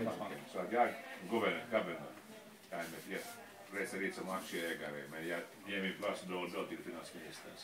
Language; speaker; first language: Swedish; non-native, local second language; Finnish